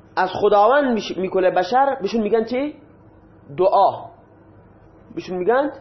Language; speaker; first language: Persian; non-native, local second language; Baluchi